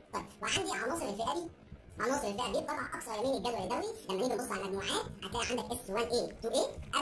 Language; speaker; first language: Arabic; native; Arabic